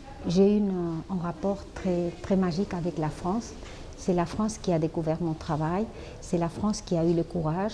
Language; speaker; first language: French; non-native, fluent; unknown